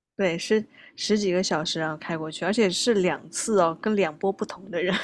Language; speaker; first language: Chinese; native; Chinese